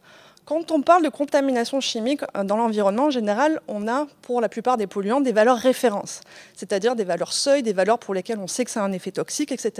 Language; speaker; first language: French; native; French